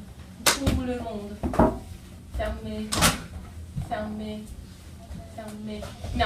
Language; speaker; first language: French; non-native, fluent; English